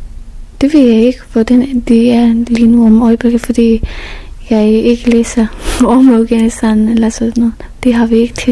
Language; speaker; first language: Danish; non-native, learner; Persian